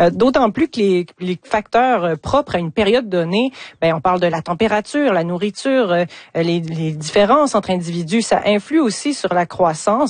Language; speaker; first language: French; native; French